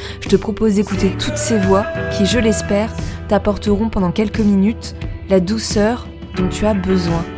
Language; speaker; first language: French; native; French